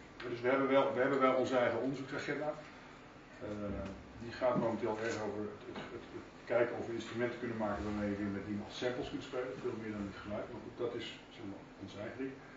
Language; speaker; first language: Dutch; native; Dutch